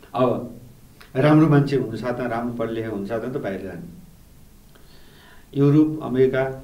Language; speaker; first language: Nepali; native; Nepali